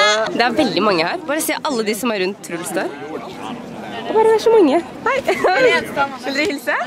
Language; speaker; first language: Norwegian; native; Norwegian